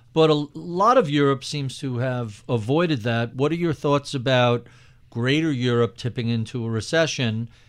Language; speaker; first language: English; native; English